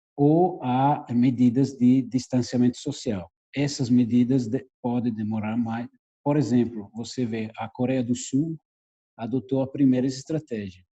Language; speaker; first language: Portuguese; non-native, fluent; Italian